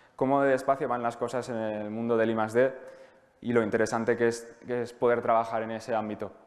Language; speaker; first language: Spanish; native; Spanish